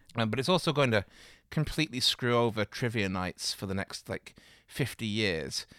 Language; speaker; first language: English; native; English